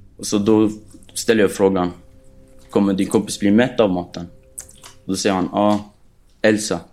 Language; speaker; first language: Swedish; non-native, fluent; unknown